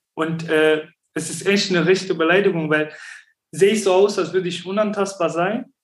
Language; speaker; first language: German; early bilingual, other home language; Romanian